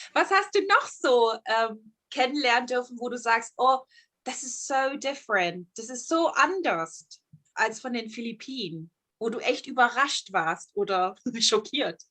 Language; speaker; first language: German; early bilingual, other home language; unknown